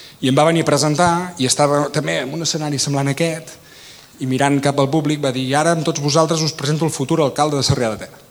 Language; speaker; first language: Catalan; native; Catalan